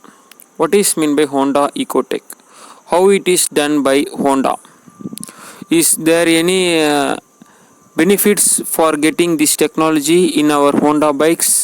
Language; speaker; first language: English; non-native, local second language; Tamil